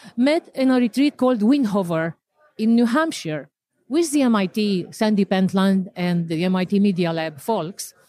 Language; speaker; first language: English; non-native, fluent; Romanian